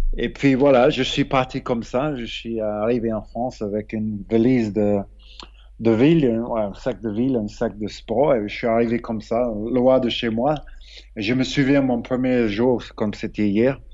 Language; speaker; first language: French; non-native, fluent; English